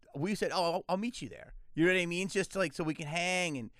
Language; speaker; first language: English; native; English